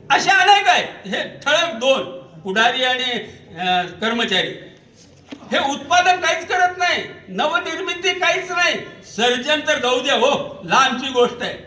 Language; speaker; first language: Marathi; non-native, local second language; Urdu